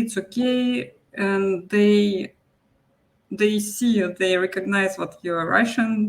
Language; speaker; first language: English; non-native, local second language; Russian